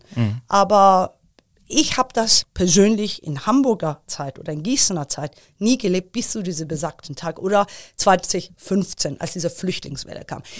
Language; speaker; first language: German; early bilingual, other home language; Persian